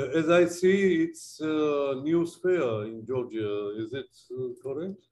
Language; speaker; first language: English; non-native, learner; Georgian